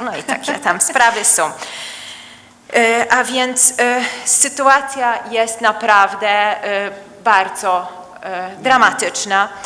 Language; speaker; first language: Polish; non-native, fluent; Hungarian